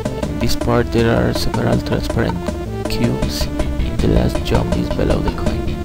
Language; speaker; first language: English; non-native, learner; Spanish